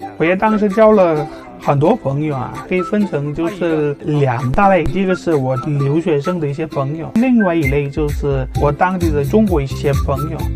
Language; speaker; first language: Chinese; non-native, fluent; Bulgarian